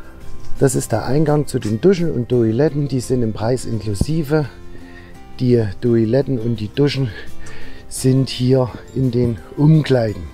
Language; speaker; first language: German; native; German